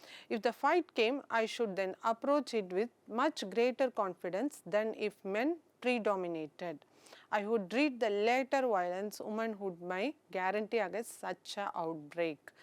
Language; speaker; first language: English; non-native, local second language; Tamil